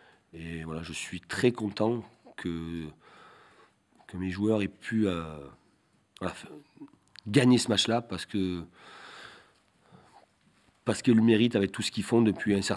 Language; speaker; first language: French; native; French